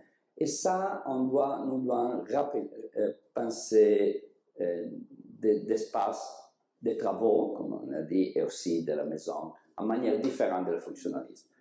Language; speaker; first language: French; non-native, learner; Italian